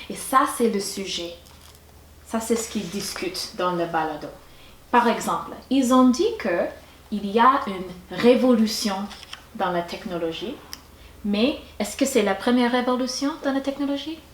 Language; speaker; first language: French; non-native, fluent; English